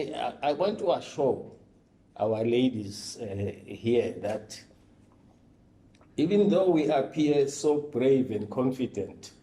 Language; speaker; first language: English; non-native, local second language; Swati